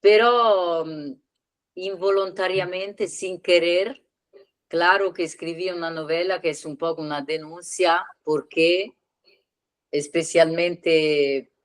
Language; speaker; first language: Spanish; non-native, learner; Italian